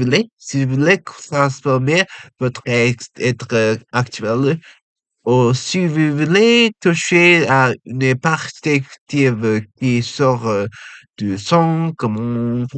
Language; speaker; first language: French; non-native, learner; Japanese